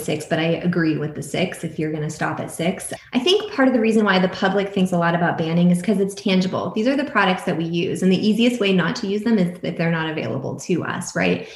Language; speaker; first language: English; native; English